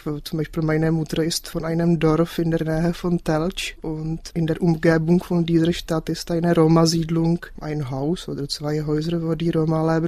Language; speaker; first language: German; non-native, fluent; Czech